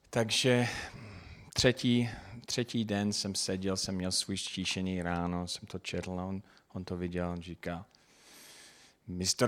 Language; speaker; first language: Czech; non-native, fluent; English